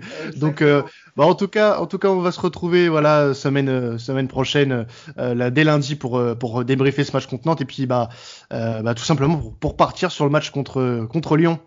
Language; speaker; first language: French; native; French